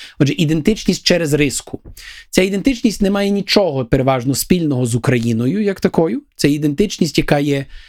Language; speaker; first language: Ukrainian; early bilingual, heritage; Ukrainian